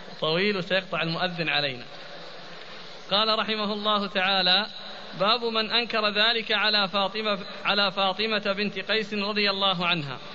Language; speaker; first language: Arabic; native; Arabic